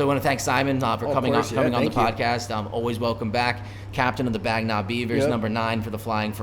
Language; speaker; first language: English; native; English